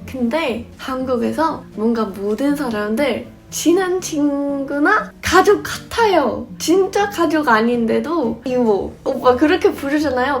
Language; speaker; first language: Korean; non-native, fluent; English